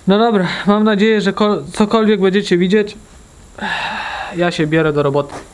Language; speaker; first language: Polish; native; Polish